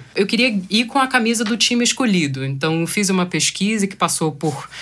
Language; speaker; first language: Portuguese; non-native, fluent; English